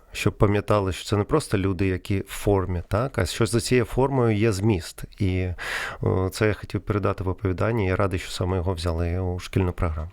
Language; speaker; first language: Ukrainian; non-native, local second language; Russian